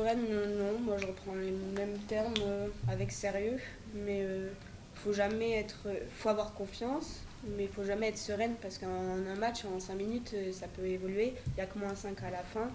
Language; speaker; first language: French; native; French